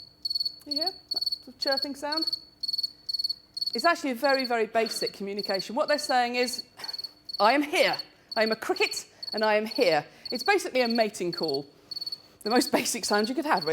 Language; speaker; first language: English; native; English